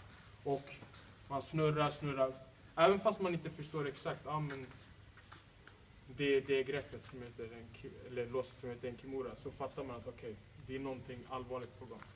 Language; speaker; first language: Swedish; native; Swedish